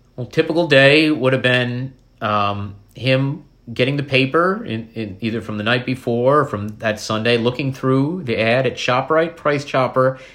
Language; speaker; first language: English; native; English